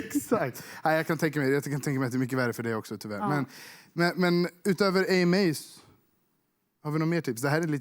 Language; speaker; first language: Swedish; native; Swedish